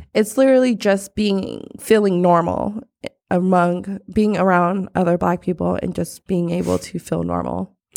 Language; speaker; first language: English; early bilingual, other home language; Krio